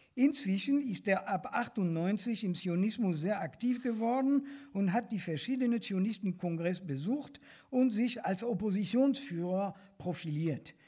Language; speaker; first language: German; non-native, fluent; French